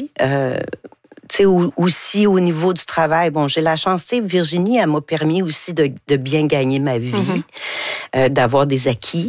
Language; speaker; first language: French; native; French